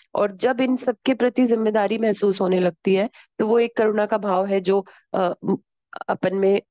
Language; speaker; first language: Hindi; native; Hindi